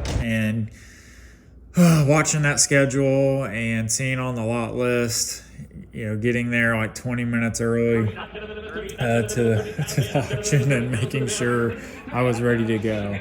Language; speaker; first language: English; native; English